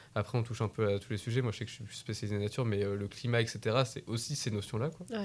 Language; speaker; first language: French; native; French